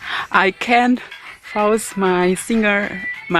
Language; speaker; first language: English; non-native, learner; Indonesian